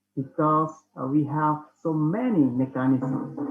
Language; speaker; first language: English; non-native, fluent; Indonesian